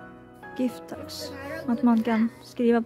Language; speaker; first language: Swedish; non-native, learner; Japanese